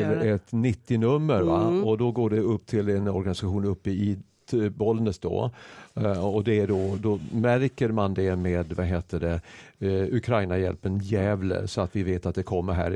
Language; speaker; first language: Swedish; native; Swedish